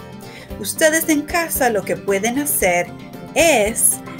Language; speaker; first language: Spanish; non-native, fluent; English